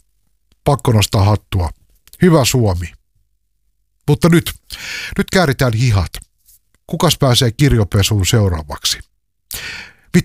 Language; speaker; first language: Finnish; native; Finnish